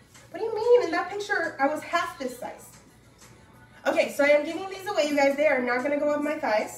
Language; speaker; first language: English; non-native, local second language; Spanish